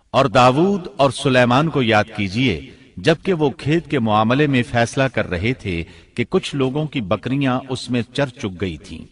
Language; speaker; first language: Urdu; native; Urdu